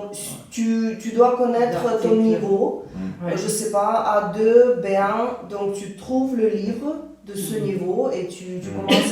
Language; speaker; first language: French; non-native, fluent; Russian